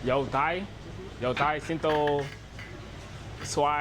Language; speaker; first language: Vietnamese; non-native, learner; English